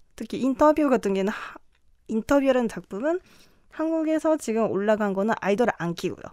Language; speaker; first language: Korean; non-native, fluent; Japanese